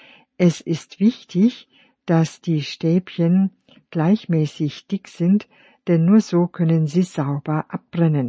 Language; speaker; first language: German; native; German